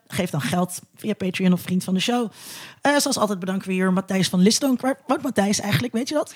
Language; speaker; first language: Dutch; native; Dutch